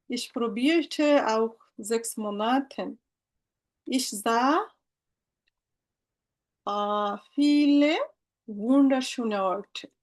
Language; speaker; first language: German; non-native, fluent; Bangla